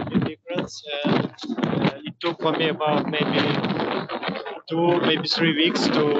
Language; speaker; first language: English; non-native, learner; Russian